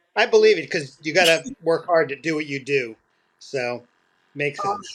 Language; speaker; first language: English; native; English